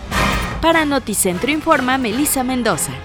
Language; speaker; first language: Spanish; native; Spanish